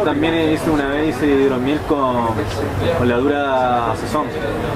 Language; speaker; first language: Spanish; native; Spanish